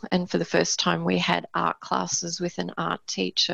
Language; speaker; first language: English; native; English